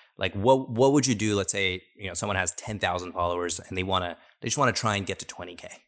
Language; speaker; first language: English; native; English